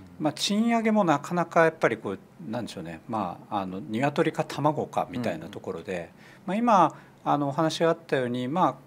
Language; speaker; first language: Japanese; native; Japanese